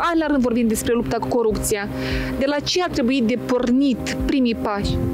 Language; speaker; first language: Romanian; native; Romanian